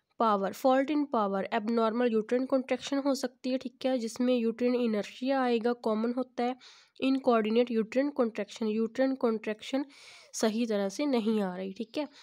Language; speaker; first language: Hindi; non-native, local second language; Punjabi